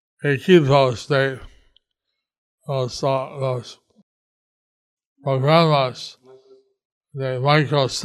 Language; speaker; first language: Spanish; non-native, learner; English